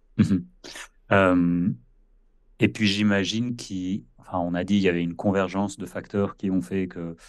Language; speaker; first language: French; native; French